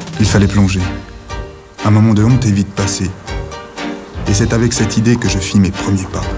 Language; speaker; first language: French; native; French